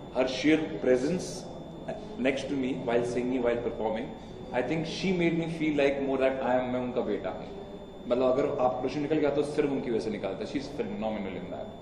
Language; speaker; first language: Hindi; native; Hindi